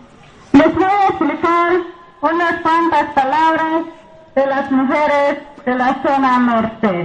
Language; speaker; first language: Spanish; non-native, local second language; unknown